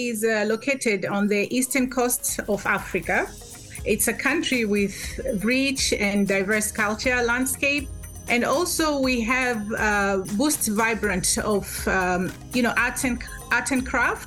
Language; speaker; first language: English; non-native, local second language; Swahili